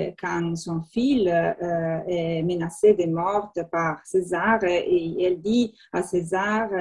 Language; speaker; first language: French; non-native, learner; Italian